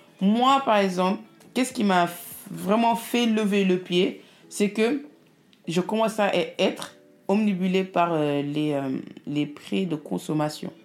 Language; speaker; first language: French; non-native, local second language; Wolof